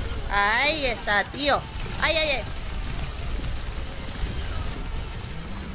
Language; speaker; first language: Spanish; native; Spanish